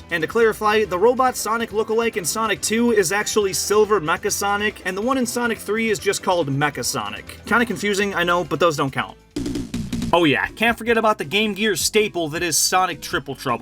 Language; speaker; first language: English; native; English